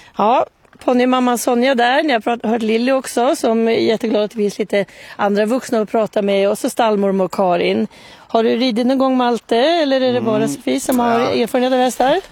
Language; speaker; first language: Swedish; native; Swedish